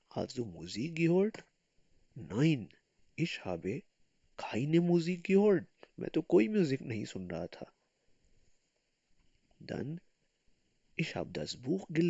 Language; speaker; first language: German; non-native, fluent; Urdu